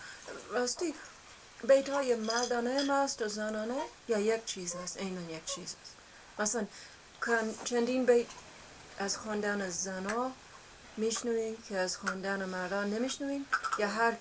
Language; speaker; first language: Persian; non-native, fluent; English